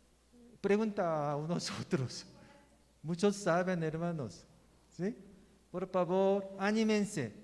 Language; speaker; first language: Spanish; non-native, learner; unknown